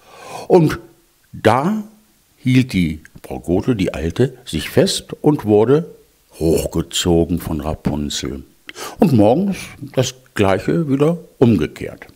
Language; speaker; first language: German; native; German